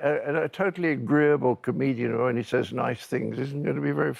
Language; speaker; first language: English; native; English